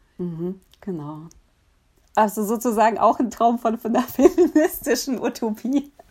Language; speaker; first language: German; early bilingual, other home language; Polish